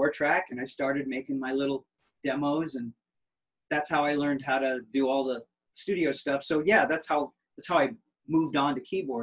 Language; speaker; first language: English; native; English